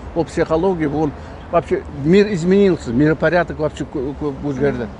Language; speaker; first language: Russian; non-native, local second language; Kazakh